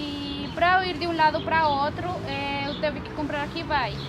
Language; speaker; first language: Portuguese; non-native, learner; Spanish